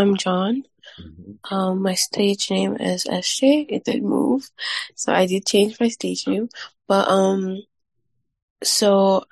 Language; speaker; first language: English; non-native, local second language; Yoruba